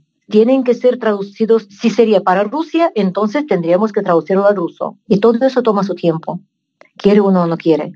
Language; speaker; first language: Spanish; non-native, fluent; Russian